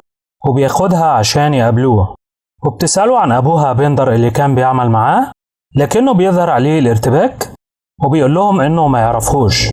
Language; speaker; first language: Arabic; native; Arabic